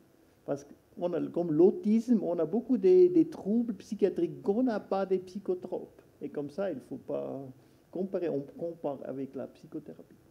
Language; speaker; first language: French; non-native, local second language; German